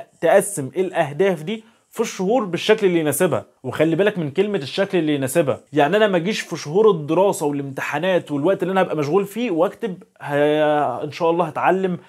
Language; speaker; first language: Arabic; native; Arabic